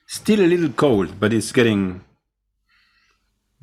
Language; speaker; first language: English; non-native, fluent; Spanish